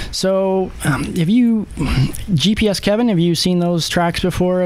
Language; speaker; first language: English; native; English